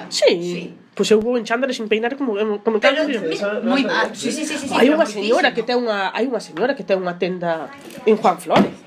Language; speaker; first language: Galician; non-native, local second language; Spanish